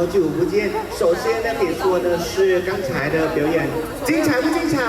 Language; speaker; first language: Chinese; non-native, fluent; Thai